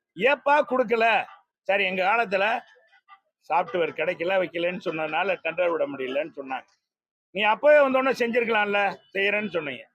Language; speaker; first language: Tamil; native; Tamil